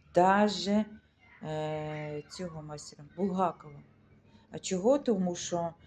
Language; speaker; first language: Ukrainian; non-native, local second language; Russian